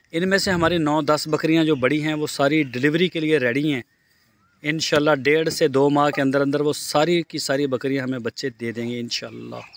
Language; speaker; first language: Urdu; non-native, local second language; Punjabi